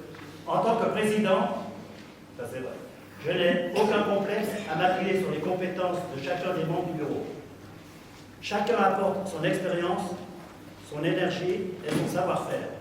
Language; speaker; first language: French; native; French